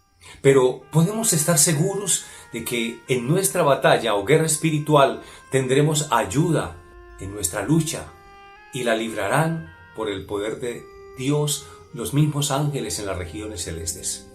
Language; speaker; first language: Spanish; native; Spanish